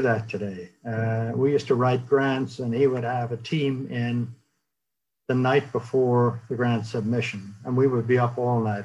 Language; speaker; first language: English; native; English